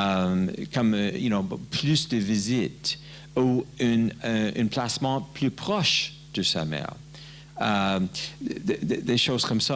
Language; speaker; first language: French; non-native, learner; English